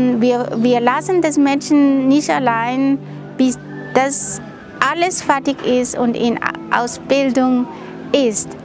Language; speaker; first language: German; non-native, fluent; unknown